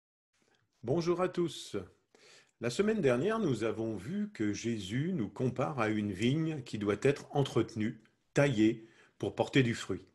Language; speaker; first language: French; native; French